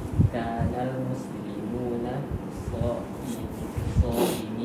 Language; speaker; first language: Arabic; non-native, learner; Indonesian